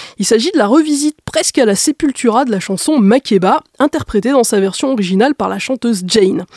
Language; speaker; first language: French; native; French